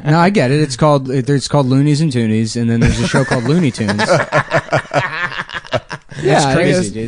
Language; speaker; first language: English; native; English